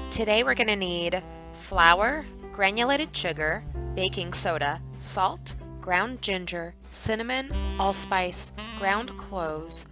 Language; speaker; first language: English; native; English